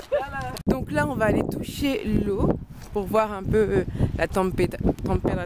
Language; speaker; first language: French; native; French